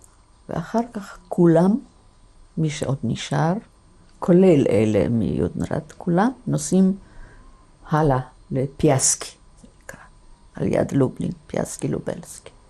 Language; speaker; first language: Hebrew; non-native, fluent; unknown